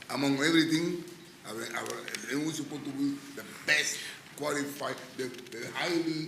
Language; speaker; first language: English; non-native, fluent; Spanish